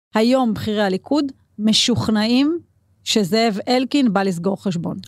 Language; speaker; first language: Hebrew; native; Hebrew